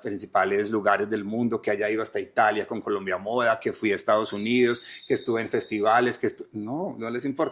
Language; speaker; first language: Spanish; native; Spanish